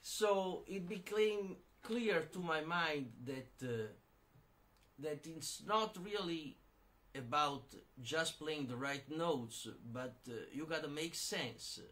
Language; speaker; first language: English; non-native, fluent; Italian